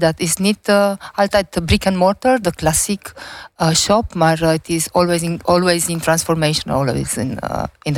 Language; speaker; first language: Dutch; non-native, learner; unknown